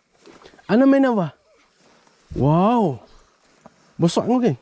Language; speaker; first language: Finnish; non-native, learner; Malay